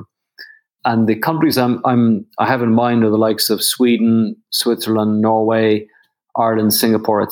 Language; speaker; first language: English; native; English